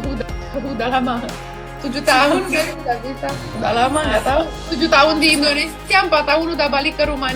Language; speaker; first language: Indonesian; non-native, fluent; Romanian